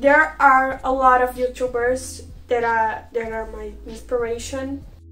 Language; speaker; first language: English; non-native, fluent; Portuguese